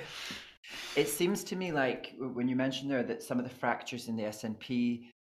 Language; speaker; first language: English; native; English